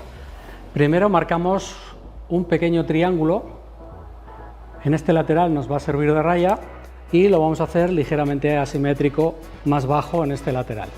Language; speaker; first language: Spanish; native; Spanish